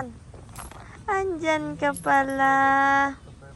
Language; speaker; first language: Filipino; non-native, local second language; Iloko